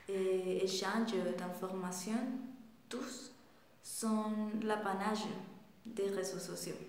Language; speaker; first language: French; non-native, fluent; Spanish